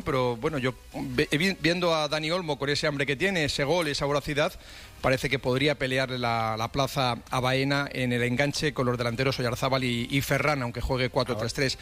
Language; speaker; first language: Spanish; native; Spanish